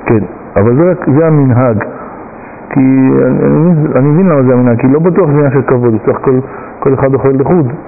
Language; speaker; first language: Hebrew; native; Hebrew